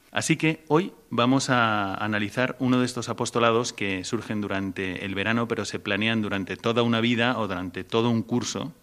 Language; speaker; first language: Spanish; native; Spanish